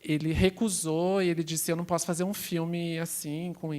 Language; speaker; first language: Portuguese; native; Portuguese